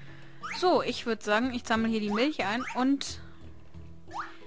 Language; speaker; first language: German; native; German